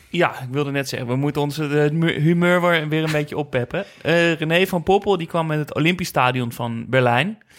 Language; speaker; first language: Dutch; native; Dutch